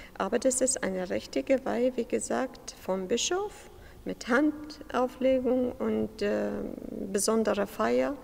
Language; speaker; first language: German; non-native, fluent; Syriac